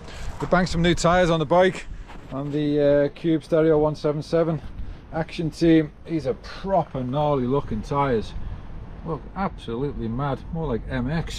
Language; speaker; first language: English; native; English